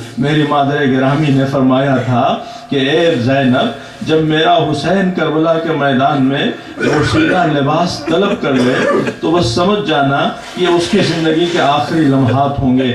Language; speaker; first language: Urdu; native; Urdu